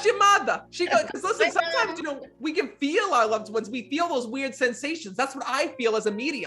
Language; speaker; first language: English; native; English